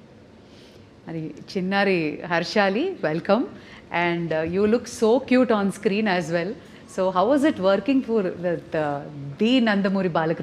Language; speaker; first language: Telugu; native; Telugu